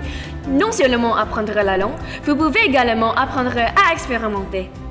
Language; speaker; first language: French; non-native, learner; Indonesian